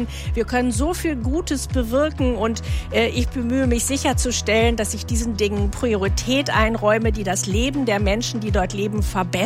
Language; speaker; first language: German; native; German